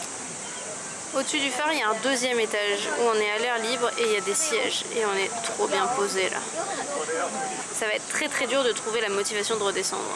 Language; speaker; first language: French; native; French